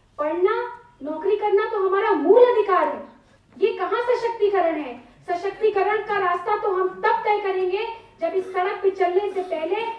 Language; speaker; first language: Hindi; native; Hindi